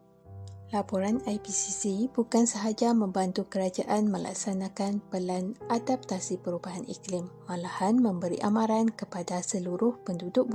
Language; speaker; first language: Malay; native; Malay